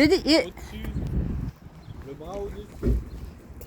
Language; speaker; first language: French; native; French